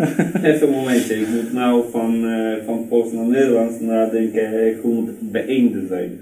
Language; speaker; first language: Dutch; non-native, learner; Polish